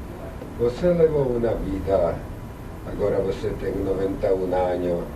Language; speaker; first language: Portuguese; non-native, learner; Czech